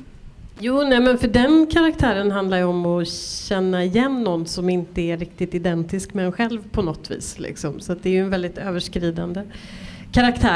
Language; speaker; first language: Swedish; native; Swedish